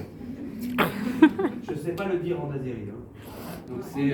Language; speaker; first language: French; native; French